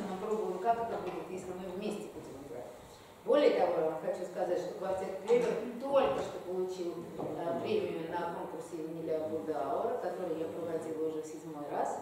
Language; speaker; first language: Russian; native; Russian